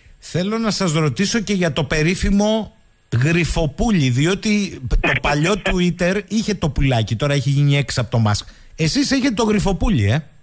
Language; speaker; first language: Greek; native; Greek